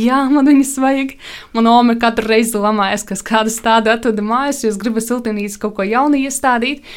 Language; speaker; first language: Latvian; non-native, local second language; Russian